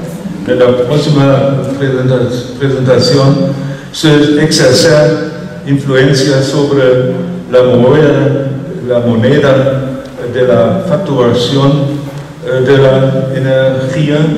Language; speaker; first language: Spanish; non-native, fluent; German